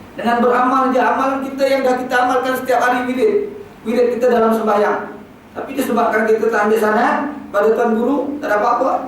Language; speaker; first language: Malay; native; Malay